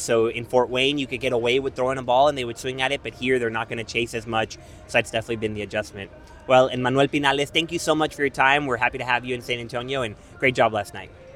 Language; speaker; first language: English; native; English